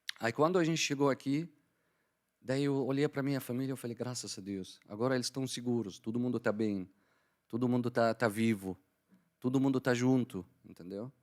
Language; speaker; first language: Portuguese; non-native, fluent; Arabic